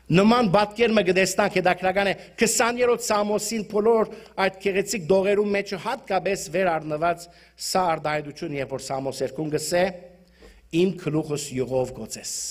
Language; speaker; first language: Armenian; early bilingual, heritage; Armenian